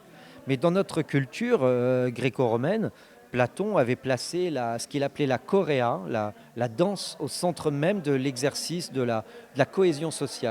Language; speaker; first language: French; native; French